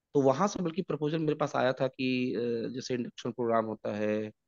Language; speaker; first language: Hindi; native; Hindi